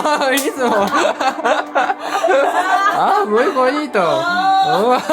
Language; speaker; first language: Spanish; non-native, learner; Japanese